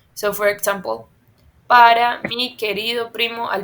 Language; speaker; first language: Spanish; non-native, fluent; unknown